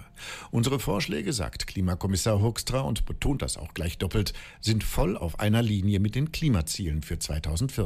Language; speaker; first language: German; native; German